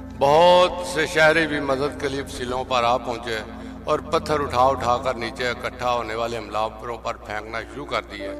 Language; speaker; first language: Urdu; non-native, local second language; Punjabi